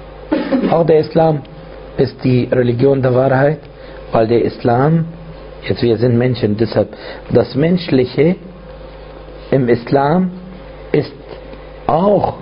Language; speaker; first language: German; non-native, fluent; Arabic